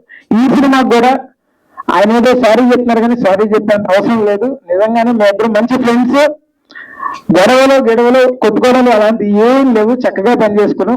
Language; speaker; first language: Telugu; native; Telugu